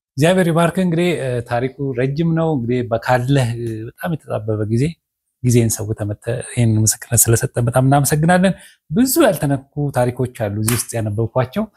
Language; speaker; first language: Amharic; native; Amharic